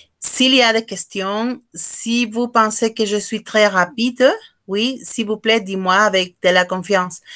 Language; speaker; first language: French; non-native, fluent; Spanish